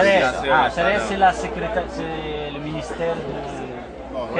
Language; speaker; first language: French; non-native, learner; Italian